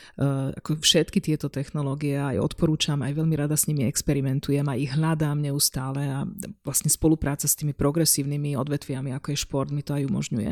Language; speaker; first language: Slovak; non-native, local second language; Hungarian